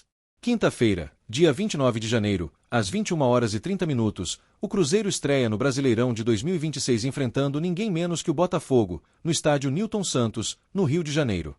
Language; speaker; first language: Portuguese; native; Portuguese